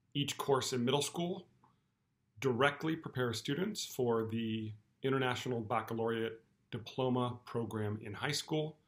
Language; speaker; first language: English; native; English